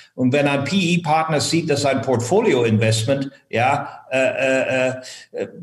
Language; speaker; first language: German; non-native, fluent; English